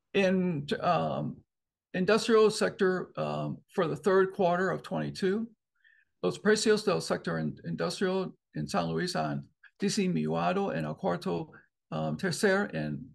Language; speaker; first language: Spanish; non-native, learner; English